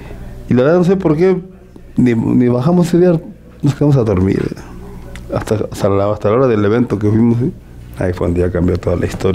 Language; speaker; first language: Spanish; native; Spanish